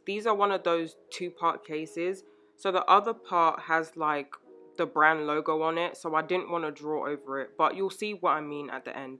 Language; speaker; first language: English; native; English